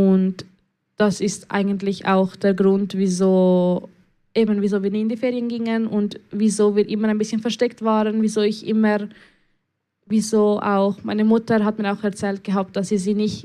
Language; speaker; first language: German; early bilingual, other home language; Spanish